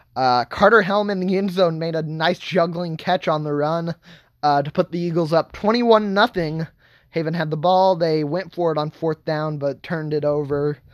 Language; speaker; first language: English; native; English